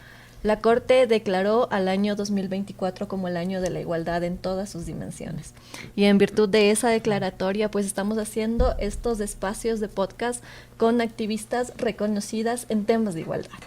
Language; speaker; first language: Spanish; native; Spanish